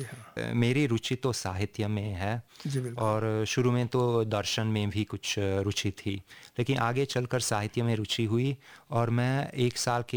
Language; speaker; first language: Hindi; non-native, fluent; Hungarian